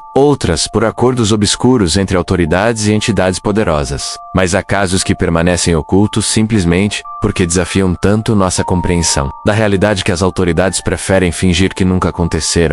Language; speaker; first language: Portuguese; native; Portuguese